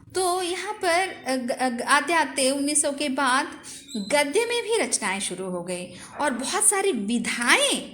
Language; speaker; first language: Hindi; non-native, local second language; Telugu